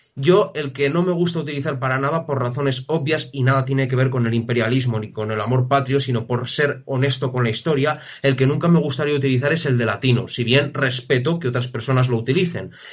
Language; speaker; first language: Spanish; native; Spanish